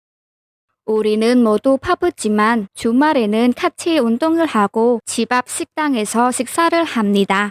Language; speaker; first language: Korean; non-native, fluent; Khmer